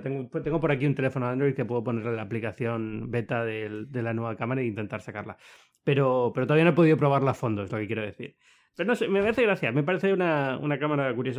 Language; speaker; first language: Spanish; native; Spanish